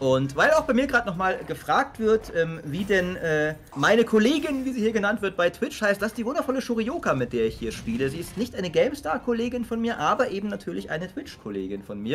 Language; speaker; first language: German; native; German